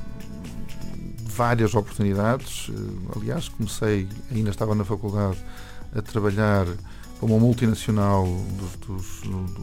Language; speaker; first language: Portuguese; non-native, fluent; English